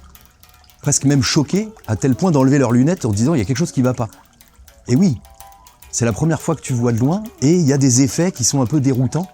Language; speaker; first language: French; native; French